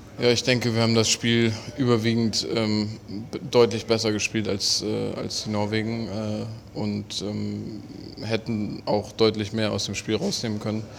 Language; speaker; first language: German; native; German